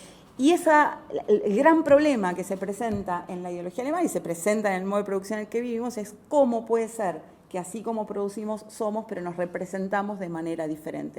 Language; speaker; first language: Spanish; native; Spanish